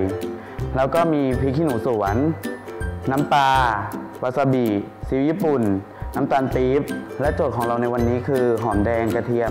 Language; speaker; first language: Thai; native; Thai